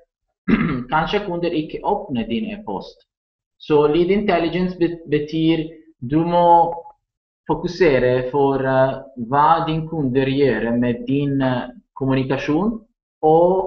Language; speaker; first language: Norwegian; non-native, learner; Italian